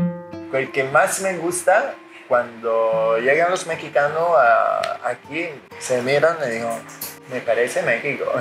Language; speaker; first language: Spanish; non-native, fluent; Italian